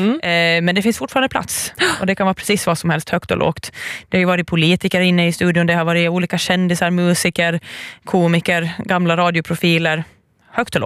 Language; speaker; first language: Swedish; native; Swedish